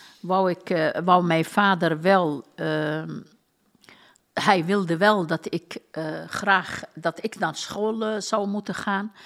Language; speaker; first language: Dutch; non-native, fluent; Turkish